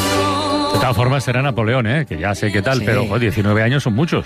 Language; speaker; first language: Spanish; native; Spanish